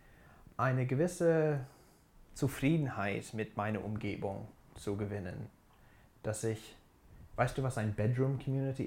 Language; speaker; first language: German; non-native, fluent; English